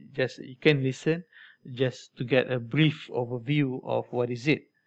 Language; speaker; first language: English; non-native, local second language; Malay